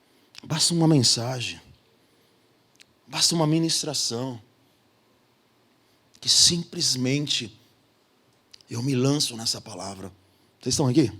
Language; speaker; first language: Portuguese; native; Portuguese